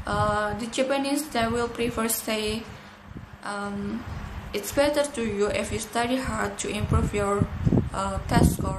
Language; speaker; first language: English; non-native, learner; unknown